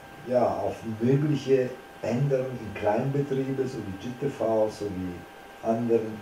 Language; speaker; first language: German; non-native, fluent; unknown